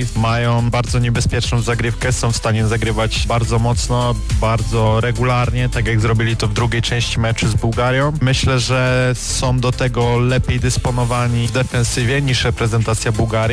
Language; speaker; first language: Polish; native; Polish